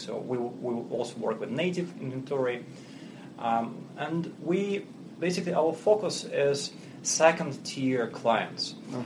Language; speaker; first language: English; non-native, fluent; Russian